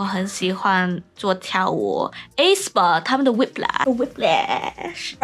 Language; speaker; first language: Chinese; non-native, learner; English